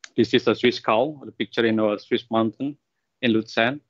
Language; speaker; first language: English; non-native, fluent; Indonesian